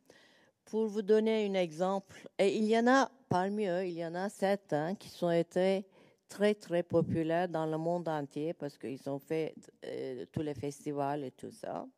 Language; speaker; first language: French; non-native, learner; Turkish